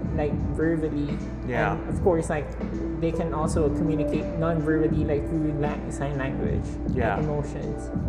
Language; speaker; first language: English; early bilingual, other home language; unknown